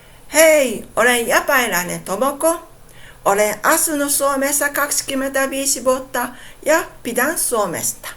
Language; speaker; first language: Finnish; non-native, learner; Japanese